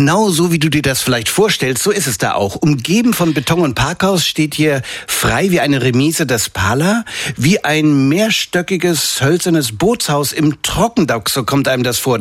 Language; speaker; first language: German; native; German